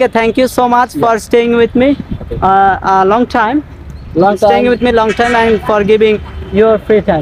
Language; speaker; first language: English; non-native, learner; Bangla